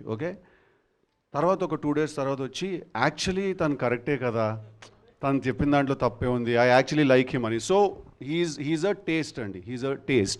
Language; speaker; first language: Telugu; native; Telugu